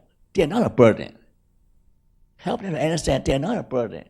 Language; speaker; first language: English; non-native, fluent; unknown